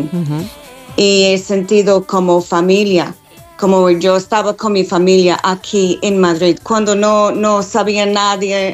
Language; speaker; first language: Spanish; non-native, learner; English